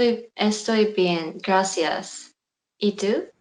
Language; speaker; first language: Spanish; non-native, learner; Korean